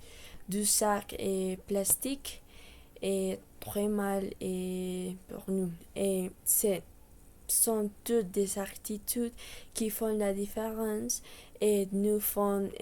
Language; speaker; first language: French; non-native, learner; Spanish